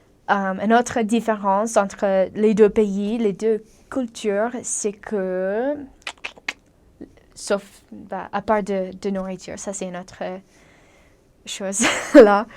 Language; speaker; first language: French; non-native, learner; English